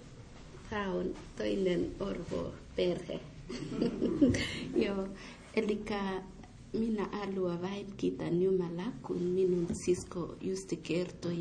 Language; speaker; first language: Finnish; non-native, learner; Swahili